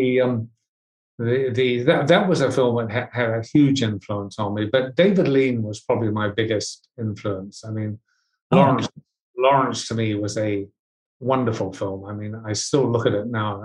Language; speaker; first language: English; native; English